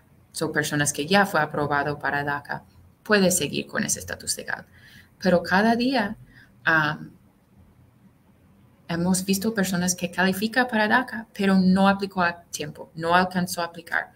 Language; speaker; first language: Spanish; non-native, fluent; English